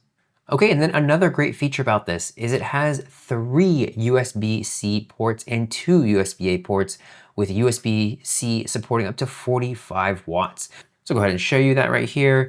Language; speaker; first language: English; native; English